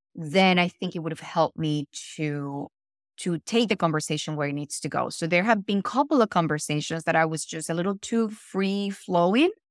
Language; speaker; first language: English; non-native, fluent; Spanish